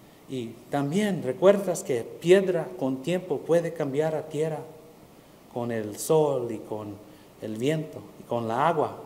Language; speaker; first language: Spanish; early bilingual, heritage; Spanish